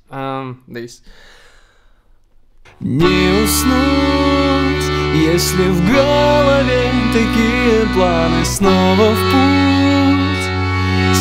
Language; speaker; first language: Russian; native; Russian